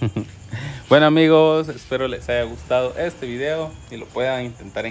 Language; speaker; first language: Spanish; native; Spanish